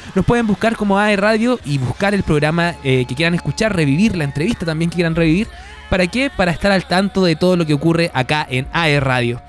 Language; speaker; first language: Spanish; native; Spanish